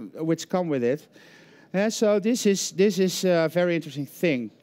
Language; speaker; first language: English; non-native, fluent; Dutch